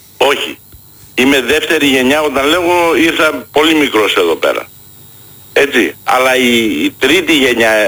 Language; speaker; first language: Greek; early bilingual, heritage; Greek